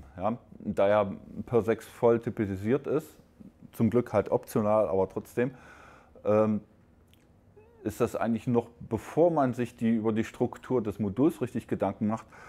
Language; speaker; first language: German; native; German